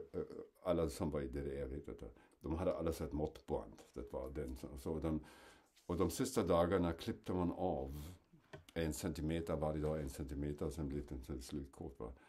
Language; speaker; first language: Swedish; non-native, fluent; German